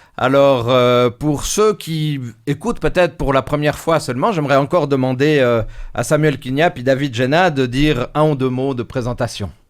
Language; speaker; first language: French; native; French